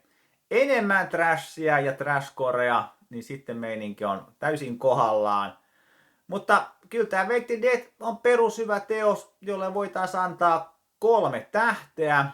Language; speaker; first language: Finnish; native; Finnish